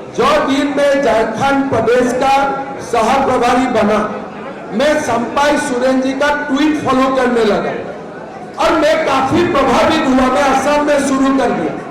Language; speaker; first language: Hindi; non-native, local second language; Assamese